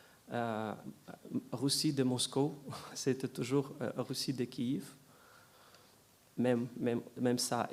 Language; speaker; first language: French; non-native, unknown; Ukrainian